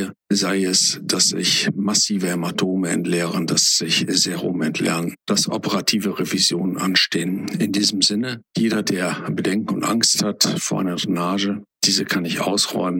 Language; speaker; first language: German; native; German